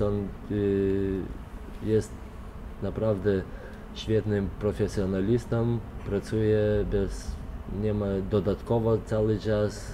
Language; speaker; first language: Polish; non-native, fluent; Lithuanian